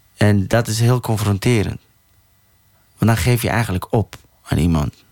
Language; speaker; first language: Dutch; early bilingual, other home language; Persian